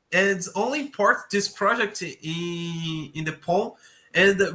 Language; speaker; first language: English; non-native, learner; Portuguese